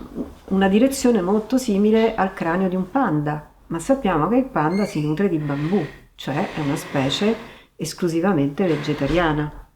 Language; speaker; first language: Italian; native; Italian